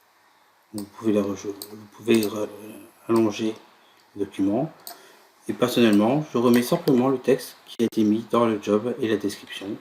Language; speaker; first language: French; native; French